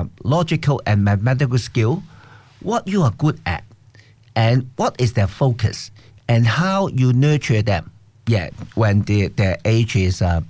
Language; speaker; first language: English; non-native, local second language; Cantonese